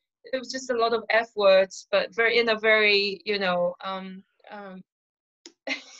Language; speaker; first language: English; non-native, fluent; Wu Chinese